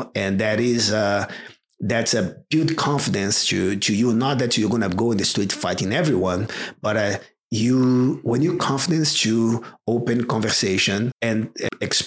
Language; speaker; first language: English; non-native, fluent; Portuguese